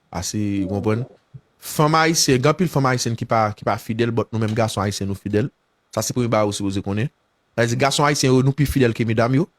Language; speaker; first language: Haitian Creole; native; Haitian Creole